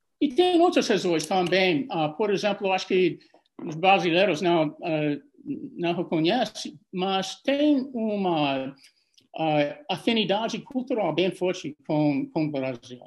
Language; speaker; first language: Portuguese; non-native, fluent; English